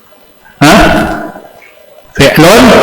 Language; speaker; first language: Arabic; non-native, fluent; Indonesian